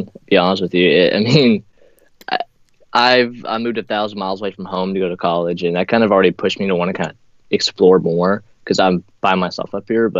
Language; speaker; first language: English; native; English